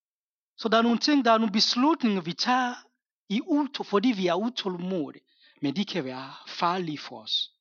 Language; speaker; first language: Danish; non-native, fluent; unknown